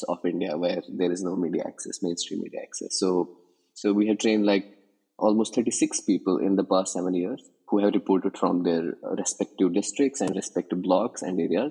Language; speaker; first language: English; non-native, local second language; Kashmiri